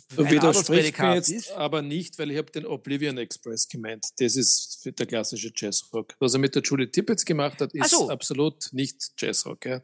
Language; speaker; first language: German; native; German